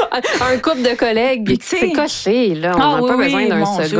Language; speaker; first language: French; native; French